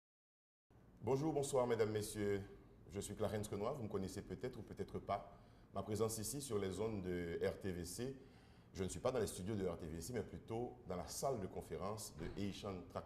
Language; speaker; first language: French; non-native, local second language; Haitian Creole